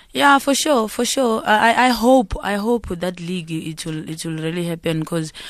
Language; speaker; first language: English; non-native, local second language; Zulu